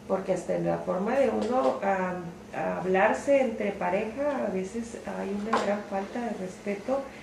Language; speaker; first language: Spanish; native; Spanish